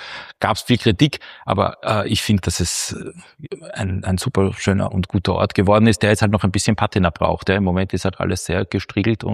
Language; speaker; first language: German; native; German